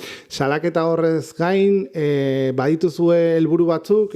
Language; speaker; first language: Basque; native; Basque